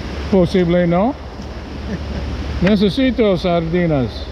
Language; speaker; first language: Spanish; non-native, learner; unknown